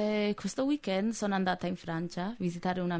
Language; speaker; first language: Italian; non-native, fluent; English